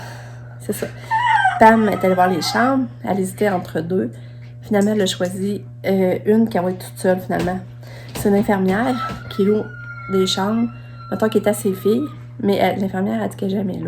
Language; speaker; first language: French; native; French